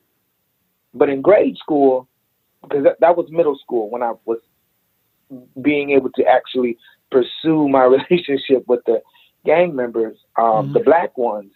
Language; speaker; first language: English; native; English